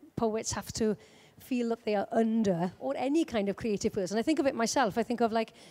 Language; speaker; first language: English; native; English